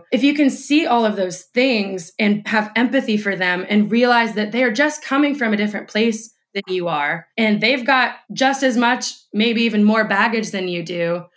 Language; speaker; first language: English; native; English